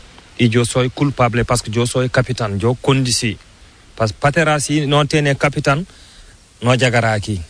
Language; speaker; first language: Spanish; non-native, learner; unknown